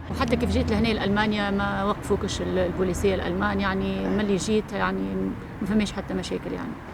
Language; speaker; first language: Arabic; native; Arabic